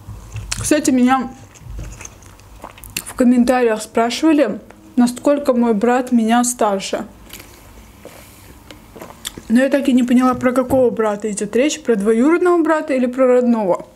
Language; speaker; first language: Russian; native; Russian